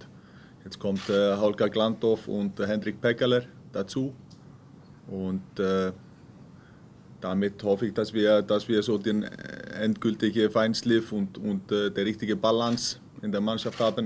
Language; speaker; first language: German; non-native, fluent; Icelandic